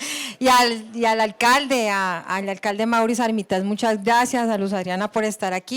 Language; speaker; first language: Spanish; native; Spanish